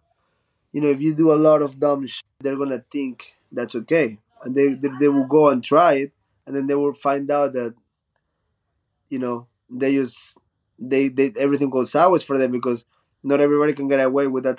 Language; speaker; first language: English; non-native, fluent; Spanish